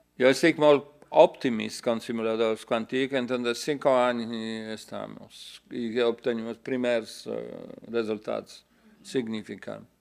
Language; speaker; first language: Catalan; non-native, learner; Polish